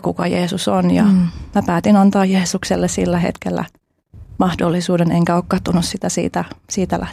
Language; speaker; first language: Finnish; early bilingual, other home language; Albanian